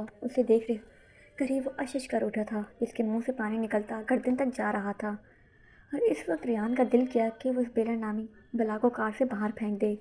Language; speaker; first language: Urdu; native; Urdu